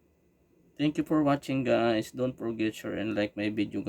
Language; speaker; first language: English; non-native, local second language; Filipino